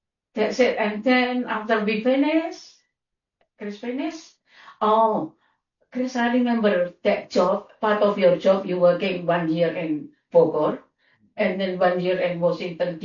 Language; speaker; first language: English; non-native, learner; Indonesian